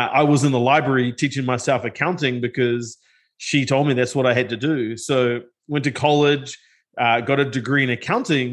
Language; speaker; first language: English; native; English